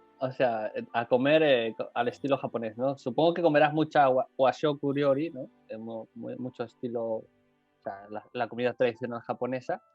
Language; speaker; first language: Spanish; native; Spanish